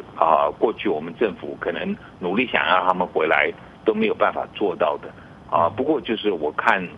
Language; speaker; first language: Chinese; native; Chinese